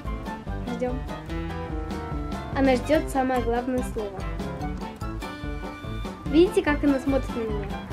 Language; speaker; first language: Russian; native; Russian